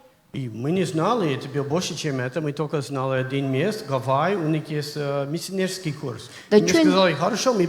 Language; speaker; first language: Russian; non-native, learner; English